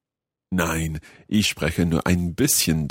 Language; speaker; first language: German; non-native, learner; English